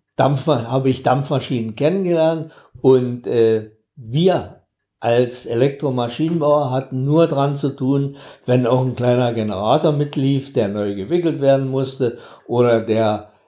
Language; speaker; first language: German; native; German